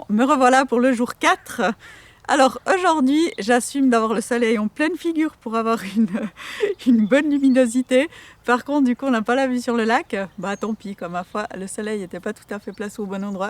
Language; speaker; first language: French; native; French